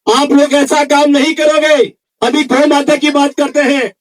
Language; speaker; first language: Hindi; non-native, local second language; Kannada